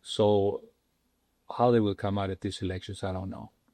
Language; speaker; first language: English; non-native, local second language; Spanish